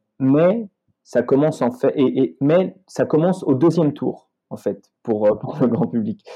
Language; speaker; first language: French; native; French